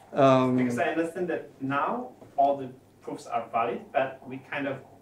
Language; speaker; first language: English; non-native, fluent; Polish